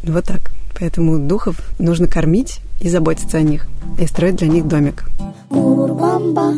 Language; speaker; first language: Russian; native; Russian